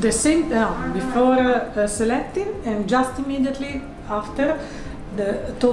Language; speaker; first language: English; non-native, learner; Italian